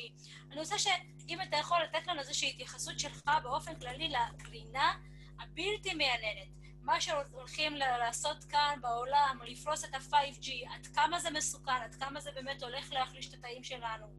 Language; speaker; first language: Hebrew; native; Hebrew